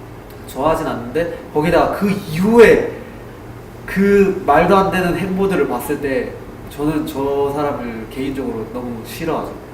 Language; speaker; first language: Korean; native; Korean